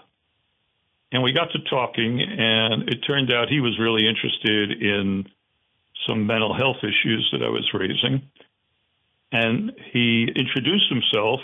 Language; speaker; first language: English; native; English